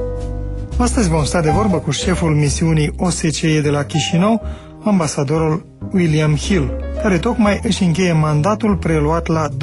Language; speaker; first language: Romanian; native; Romanian